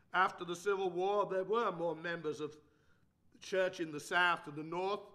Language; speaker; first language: English; native; English